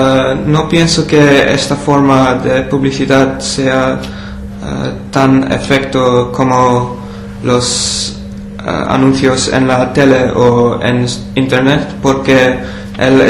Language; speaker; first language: Spanish; non-native, learner; English